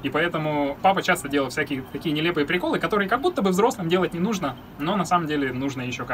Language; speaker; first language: Russian; native; Russian